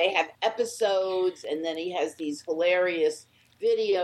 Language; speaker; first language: English; native; English